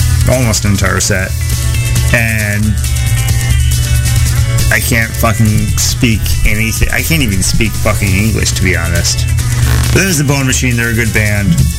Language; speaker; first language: English; native; English